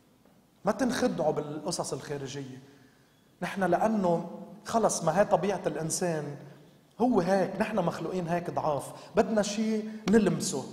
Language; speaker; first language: Arabic; native; Arabic